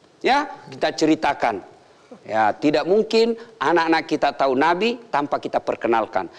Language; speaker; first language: Indonesian; native; Indonesian